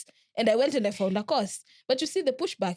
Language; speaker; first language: English; non-native, local second language; Swahili